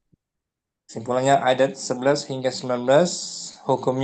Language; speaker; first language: Indonesian; native; Indonesian